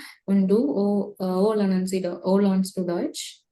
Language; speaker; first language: German; non-native, learner; Tamil